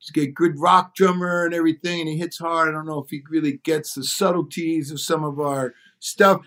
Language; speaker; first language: English; native; English